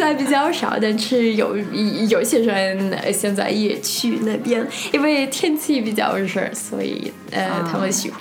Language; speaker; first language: Chinese; non-native, fluent; Russian